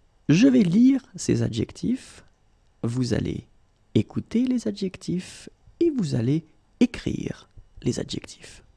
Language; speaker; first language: French; native; French